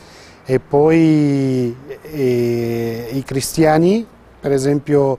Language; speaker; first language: Italian; non-native, fluent; Arabic